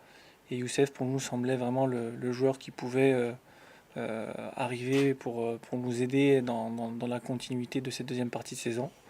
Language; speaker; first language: French; native; French